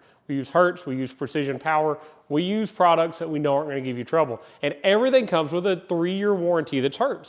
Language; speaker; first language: English; native; English